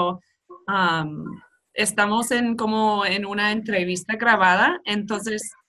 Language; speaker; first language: Spanish; non-native, fluent; English